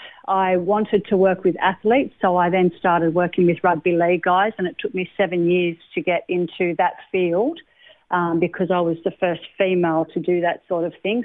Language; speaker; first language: English; native; English